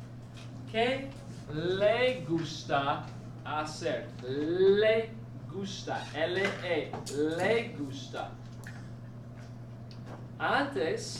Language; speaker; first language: Spanish; non-native, fluent; English